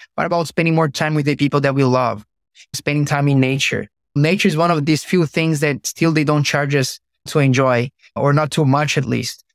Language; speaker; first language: English; non-native, fluent; Portuguese